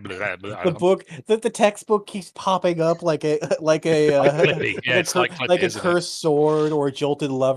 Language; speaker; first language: English; native; English